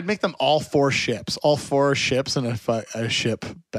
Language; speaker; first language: English; native; English